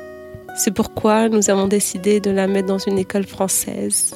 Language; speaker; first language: French; native; French